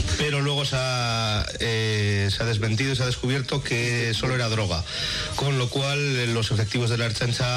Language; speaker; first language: Spanish; native; Spanish